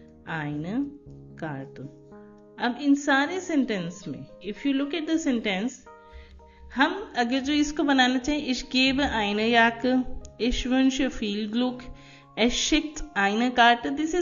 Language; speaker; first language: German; non-native, fluent; Hindi